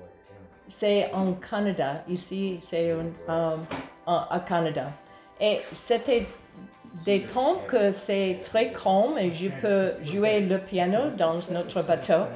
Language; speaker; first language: French; non-native, learner; English